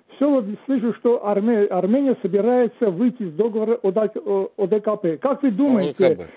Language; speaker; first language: Russian; non-native, local second language; Armenian